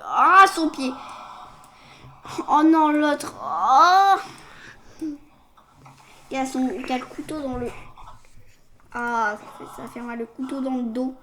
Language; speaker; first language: French; native; French